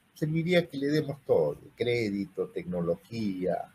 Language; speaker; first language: Spanish; native; Spanish